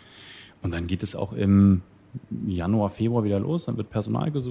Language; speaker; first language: German; native; German